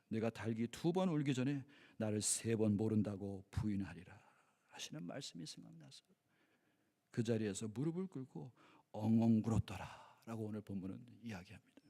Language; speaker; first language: Korean; native; Korean